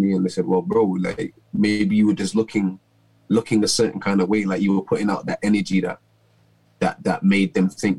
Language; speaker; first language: English; native; English